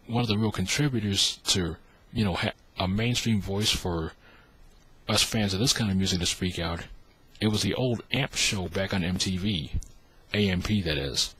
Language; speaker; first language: English; native; English